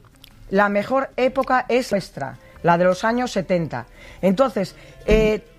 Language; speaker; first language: Spanish; native; Spanish